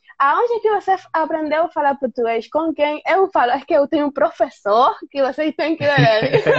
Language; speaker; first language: Portuguese; non-native, fluent; Spanish